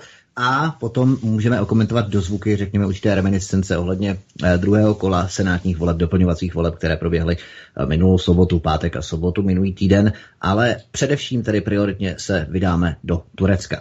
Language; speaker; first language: Czech; native; Czech